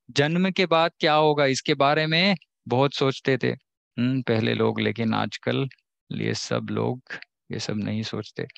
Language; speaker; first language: Hindi; non-native, local second language; Kannada